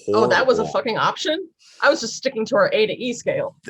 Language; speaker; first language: English; native; English